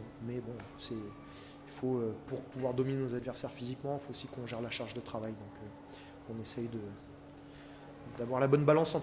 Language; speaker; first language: French; native; French